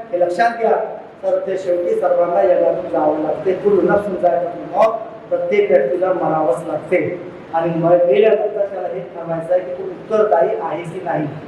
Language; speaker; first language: Marathi; non-native, local second language; Urdu